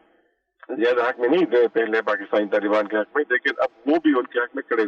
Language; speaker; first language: Hindi; non-native, local second language; Pashto